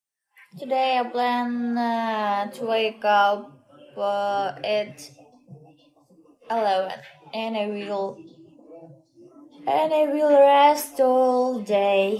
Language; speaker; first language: English; non-native, learner; Russian